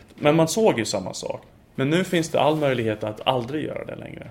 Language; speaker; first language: Swedish; non-native, fluent; English